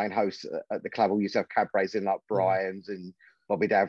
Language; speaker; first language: English; native; English